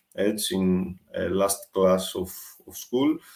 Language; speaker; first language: English; non-native, fluent; Greek